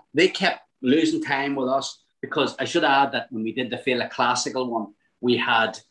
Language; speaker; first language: English; native; English